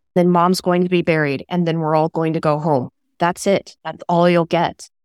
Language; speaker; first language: English; native; English